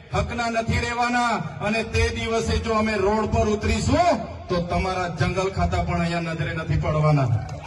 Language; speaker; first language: Gujarati; non-native, local second language; Vasavi